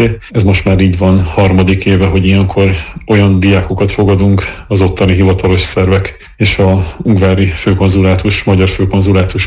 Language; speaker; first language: Hungarian; native; Hungarian